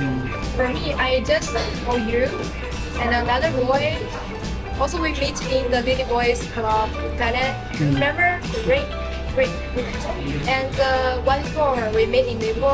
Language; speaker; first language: English; non-native, learner; Chinese